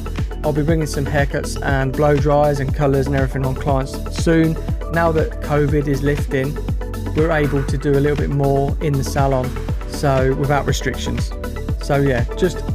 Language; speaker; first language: English; native; English